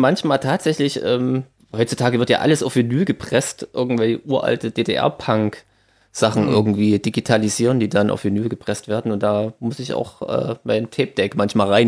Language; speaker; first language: German; native; German